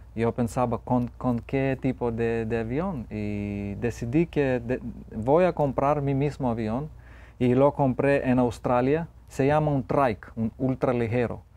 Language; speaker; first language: Spanish; non-native, fluent; Lithuanian